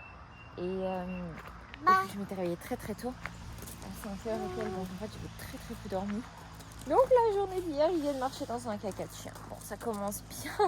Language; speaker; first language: French; native; French